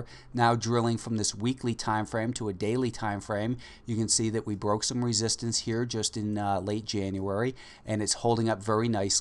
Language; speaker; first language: English; native; English